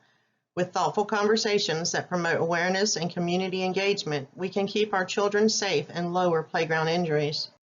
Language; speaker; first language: English; native; English